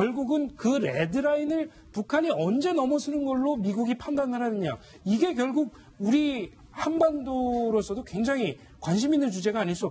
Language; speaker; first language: Korean; native; Korean